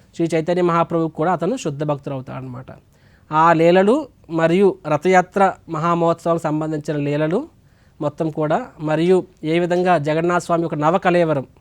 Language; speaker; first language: Telugu; native; Telugu